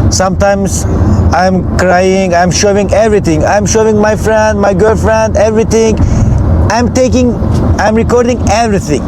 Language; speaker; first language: English; non-native, learner; Turkish